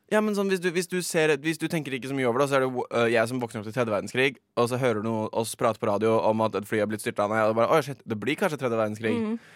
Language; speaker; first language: Norwegian; native; Norwegian